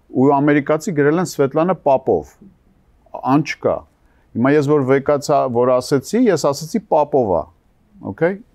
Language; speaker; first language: Armenian; native; Armenian